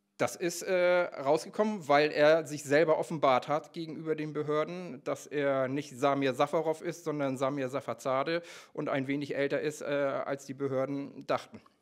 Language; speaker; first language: German; native; German